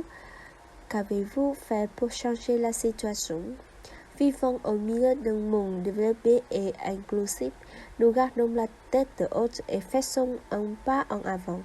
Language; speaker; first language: French; non-native, fluent; Vietnamese